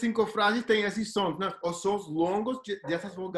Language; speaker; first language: Portuguese; non-native, learner; Spanish